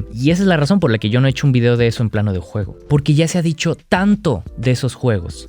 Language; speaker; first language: Spanish; native; Spanish